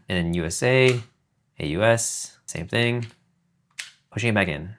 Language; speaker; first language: English; native; English